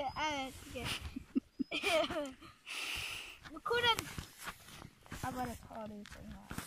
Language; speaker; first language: Norwegian; non-native, local second language; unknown